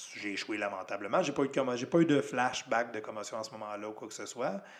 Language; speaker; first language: French; native; French